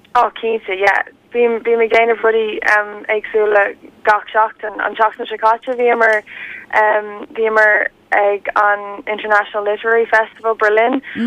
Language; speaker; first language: Irish; non-native, learner; German